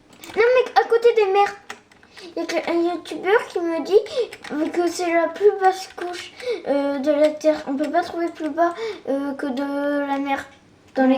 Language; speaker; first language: French; native; French